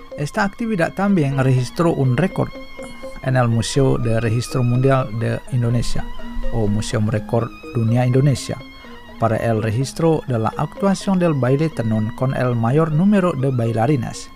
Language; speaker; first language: Spanish; non-native, fluent; Indonesian